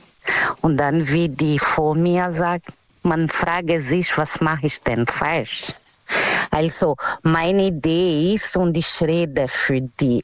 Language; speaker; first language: German; non-native, learner; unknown